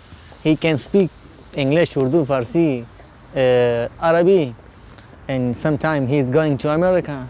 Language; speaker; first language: English; non-native, learner; Pashto